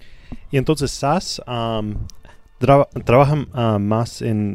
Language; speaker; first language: Spanish; non-native, learner; English